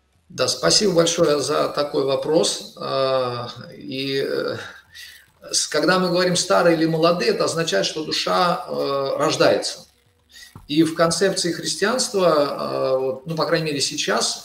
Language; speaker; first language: Russian; native; Russian